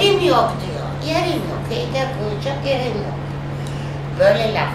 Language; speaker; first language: Turkish; non-native, fluent; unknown